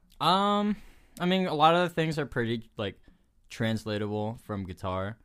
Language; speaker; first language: English; early bilingual, other home language; Spanish